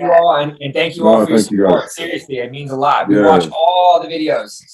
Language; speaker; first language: English; native; English